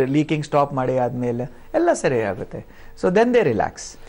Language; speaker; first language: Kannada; non-native, learner; Hindi